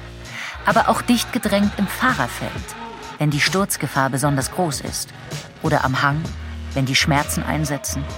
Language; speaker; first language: German; native; German